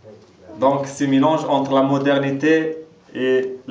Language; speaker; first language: French; non-native, local second language; Arabic